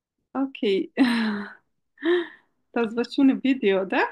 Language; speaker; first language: German; non-native, fluent; Bangla